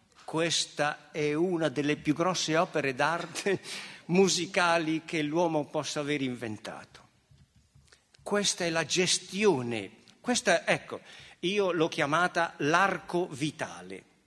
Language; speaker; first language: Italian; native; Italian